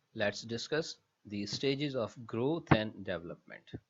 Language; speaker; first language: English; non-native, local second language; Urdu